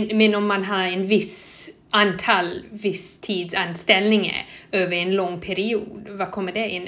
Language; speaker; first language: Swedish; non-native, fluent; English